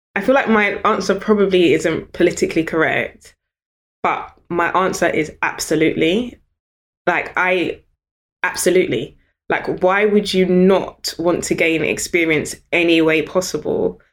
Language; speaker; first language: English; native; English